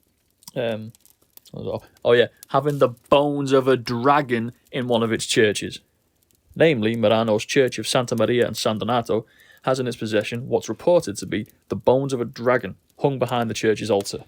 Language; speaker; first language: English; native; English